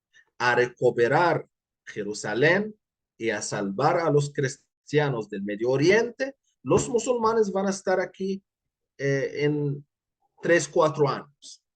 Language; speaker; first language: Spanish; non-native, fluent; Arabic